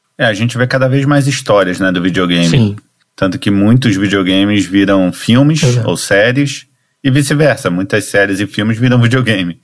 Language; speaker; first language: Portuguese; native; Portuguese